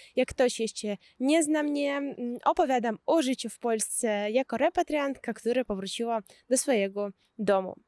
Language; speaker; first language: Polish; non-native, fluent; Russian